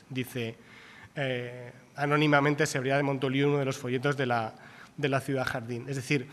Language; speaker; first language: Spanish; native; Spanish